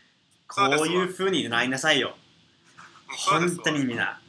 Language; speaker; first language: Japanese; non-native, fluent; English